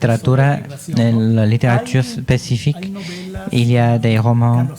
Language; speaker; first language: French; non-native, fluent; Spanish